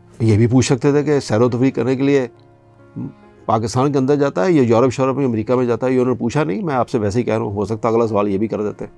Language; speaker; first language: Urdu; native; Urdu